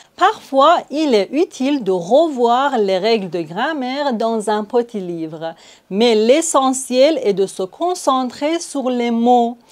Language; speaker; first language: French; non-native, fluent; Persian